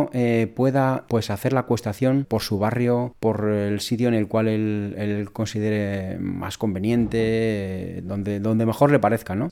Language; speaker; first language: Spanish; native; Spanish